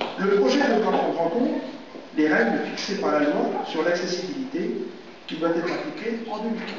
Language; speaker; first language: French; native; French